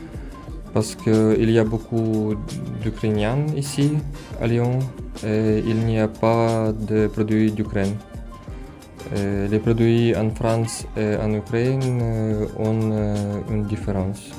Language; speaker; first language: French; non-native, learner; Ukrainian